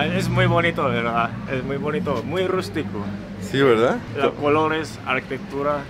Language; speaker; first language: Spanish; non-native, fluent; Japanese